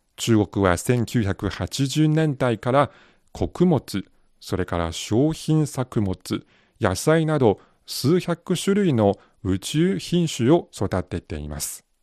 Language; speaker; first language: Japanese; non-native, fluent; Chinese